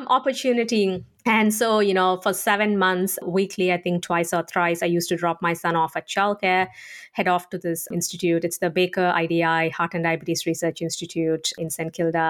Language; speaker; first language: English; non-native, local second language; Tamil